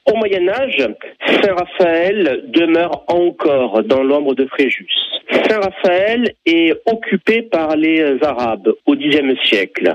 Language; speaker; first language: French; native; French